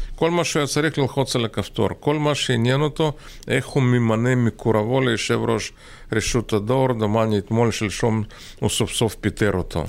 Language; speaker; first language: Hebrew; non-native, fluent; Russian